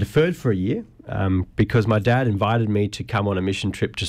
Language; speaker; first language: English; native; English